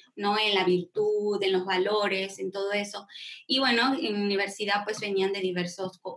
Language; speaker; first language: Spanish; native; Spanish